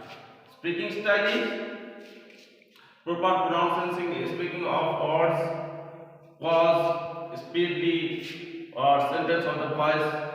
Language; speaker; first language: English; non-native, local second language; Bangla